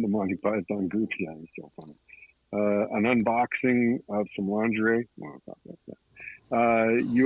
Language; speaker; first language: English; native; English